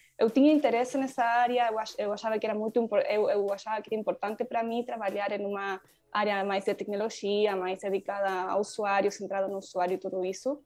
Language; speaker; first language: Portuguese; non-native, learner; Spanish